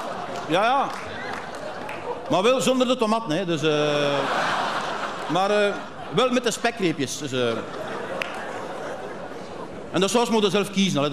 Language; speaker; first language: Dutch; native; Dutch